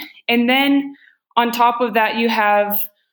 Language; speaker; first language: English; native; English